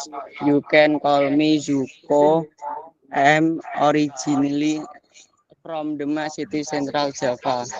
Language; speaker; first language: English; non-native, learner; Indonesian